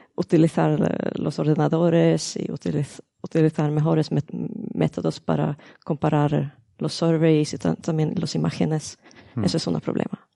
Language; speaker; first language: Spanish; non-native, learner; Swedish